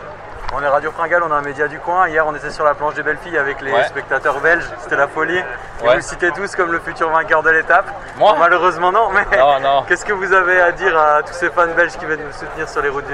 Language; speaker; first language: French; native; French